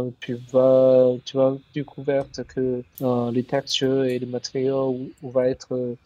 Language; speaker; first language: French; non-native, learner; Chinese